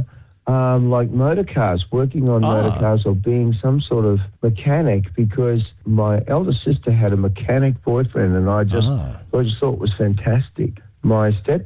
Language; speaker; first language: English; native; English